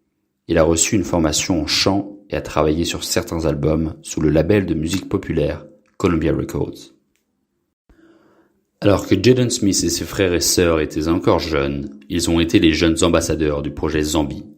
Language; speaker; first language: French; non-native, local second language; Haitian Creole